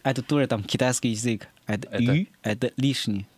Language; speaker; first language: Russian; non-native, learner; Chinese